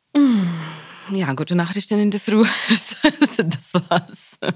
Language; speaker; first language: German; non-native, fluent; Ukrainian